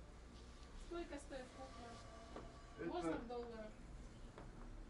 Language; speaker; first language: Russian; native; Russian